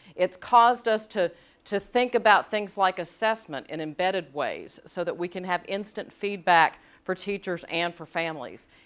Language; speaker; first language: English; native; English